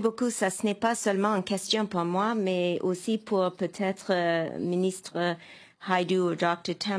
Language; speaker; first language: French; non-native, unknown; English